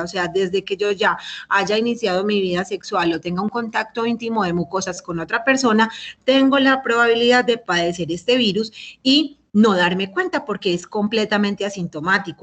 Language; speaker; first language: Spanish; native; Spanish